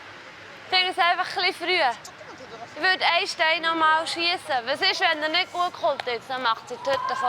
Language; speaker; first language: German; native; German